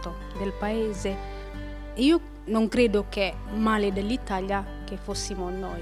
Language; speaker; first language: Italian; non-native, fluent; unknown